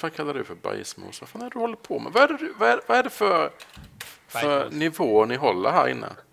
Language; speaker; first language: Swedish; native; Swedish